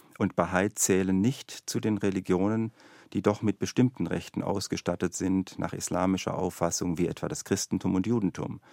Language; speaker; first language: German; native; German